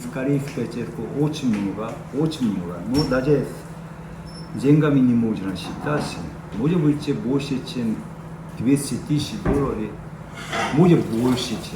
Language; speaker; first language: Ukrainian; non-native, learner; Korean